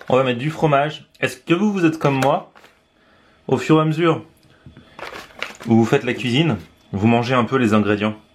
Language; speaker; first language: French; native; French